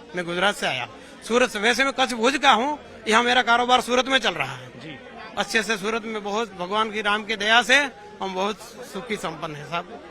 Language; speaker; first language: Hindi; non-native, local second language; Gujarati